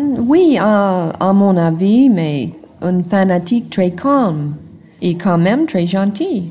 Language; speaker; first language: French; non-native, learner; English